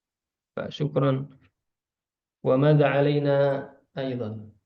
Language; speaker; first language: Arabic; non-native, fluent; Indonesian